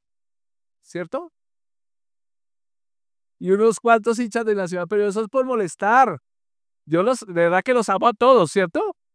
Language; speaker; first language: Spanish; native; Spanish